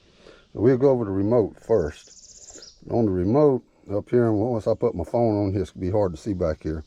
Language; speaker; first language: English; native; English